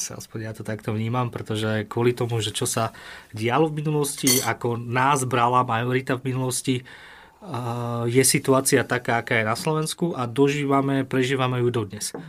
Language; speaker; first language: Slovak; native; Slovak